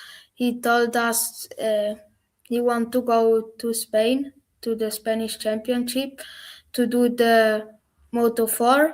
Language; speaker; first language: English; non-native, learner; German